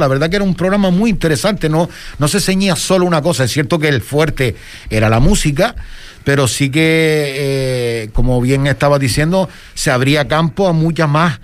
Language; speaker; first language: Spanish; native; Spanish